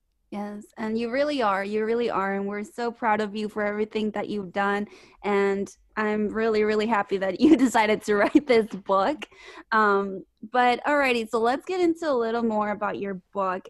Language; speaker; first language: English; early bilingual, other home language; Spanish